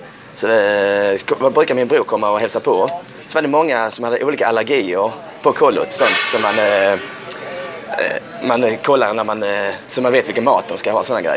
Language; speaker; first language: Swedish; native; Swedish